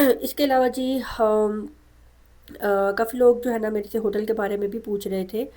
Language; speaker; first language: Urdu; native; Urdu